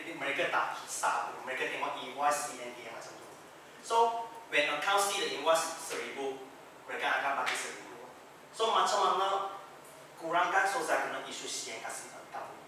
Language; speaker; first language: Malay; non-native, local second language; Chinese